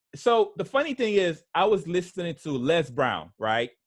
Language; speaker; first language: English; early bilingual, other home language; Haitian Creole